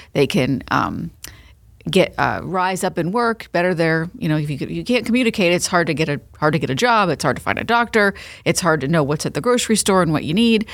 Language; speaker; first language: English; native; English